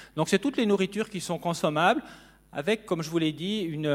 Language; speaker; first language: French; native; French